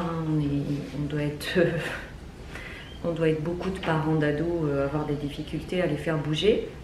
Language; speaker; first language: French; native; French